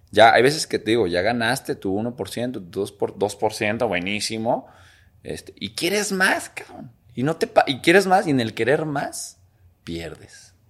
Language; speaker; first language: Spanish; native; Spanish